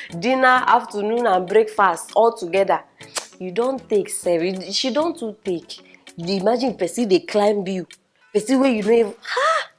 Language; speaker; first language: Nigerian Pidgin; native; Nigerian Pidgin